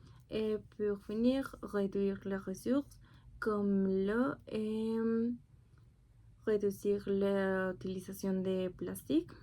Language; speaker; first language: French; non-native, learner; Spanish